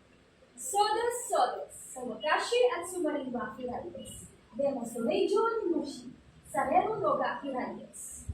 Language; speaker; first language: Japanese; non-native, learner; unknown